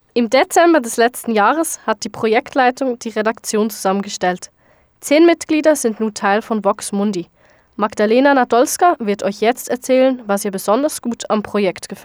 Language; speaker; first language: German; native; German